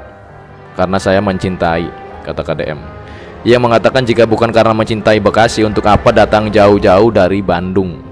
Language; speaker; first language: Indonesian; native; Indonesian